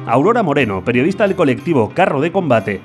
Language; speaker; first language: Spanish; native; Spanish